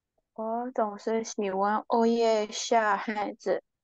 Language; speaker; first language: Chinese; non-native, learner; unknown